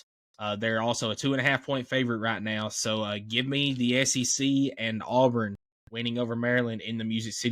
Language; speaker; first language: English; native; English